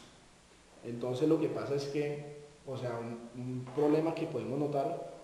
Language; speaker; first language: Spanish; native; Spanish